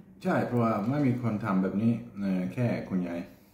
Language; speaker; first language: Thai; non-native, learner; Polish